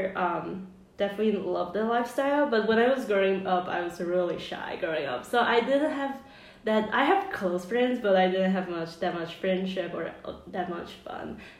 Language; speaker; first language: English; non-native, fluent; Chinese